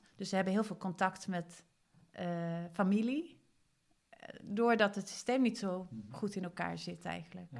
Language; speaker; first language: Dutch; non-native, fluent; Swedish